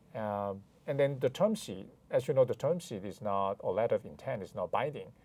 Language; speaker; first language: English; non-native, fluent; Chinese